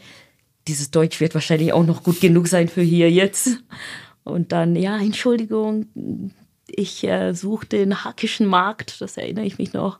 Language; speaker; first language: German; non-native, fluent; Swahili